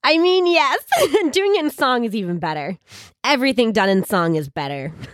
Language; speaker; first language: English; native; English